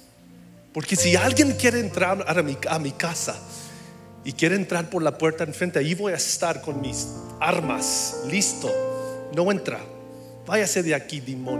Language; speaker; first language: Spanish; early bilingual, heritage; English